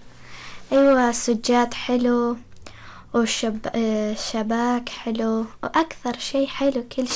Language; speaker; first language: Arabic; non-native, learner; Persian